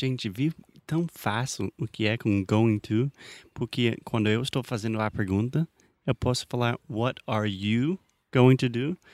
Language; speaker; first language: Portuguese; non-native, fluent; English